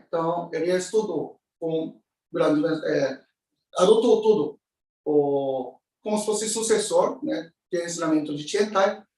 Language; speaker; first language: Portuguese; non-native, learner; Japanese